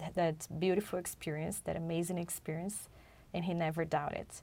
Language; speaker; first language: English; non-native, fluent; Chinese